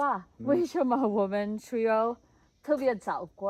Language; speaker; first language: Chinese; non-native, learner; Filipino